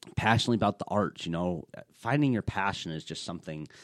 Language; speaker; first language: English; native; English